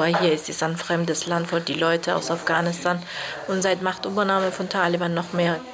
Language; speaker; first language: German; non-native, learner; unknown